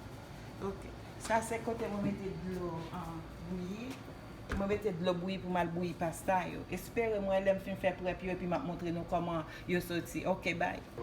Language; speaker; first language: French; non-native, local second language; Haitian Creole